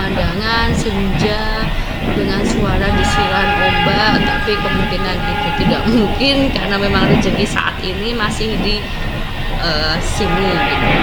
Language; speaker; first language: Indonesian; non-native, local second language; Javanese